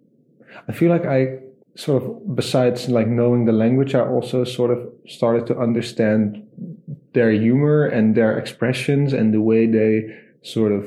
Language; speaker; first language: English; non-native, fluent; Dutch